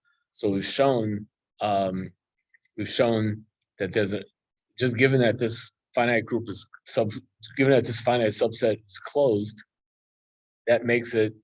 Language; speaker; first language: English; native; English